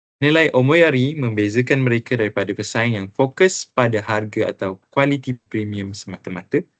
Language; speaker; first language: Malay; native; Malay